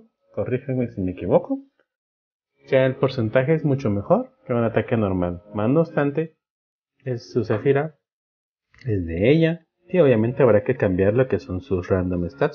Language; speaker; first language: Spanish; native; Spanish